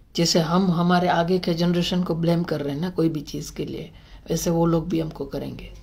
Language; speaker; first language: Hindi; non-native, local second language; Gujarati